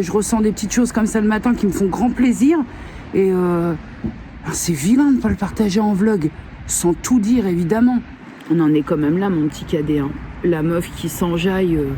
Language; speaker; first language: French; native; French